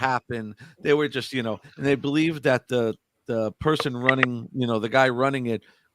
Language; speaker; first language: English; native; English